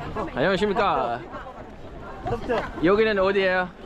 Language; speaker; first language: Korean; non-native, fluent; Dutch